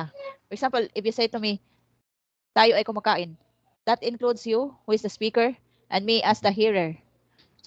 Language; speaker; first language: English; non-native, fluent; Filipino